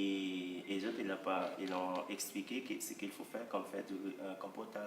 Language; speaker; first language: French; non-native, local second language; Haitian Creole